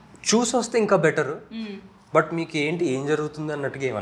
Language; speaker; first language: Telugu; native; Telugu